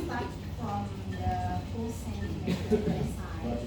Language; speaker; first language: English; non-native, fluent; Indonesian